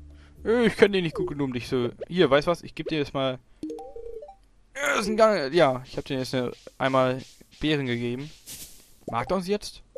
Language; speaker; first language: German; native; German